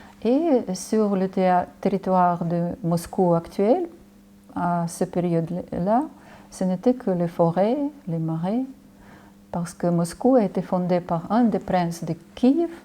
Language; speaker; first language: French; non-native, fluent; Ukrainian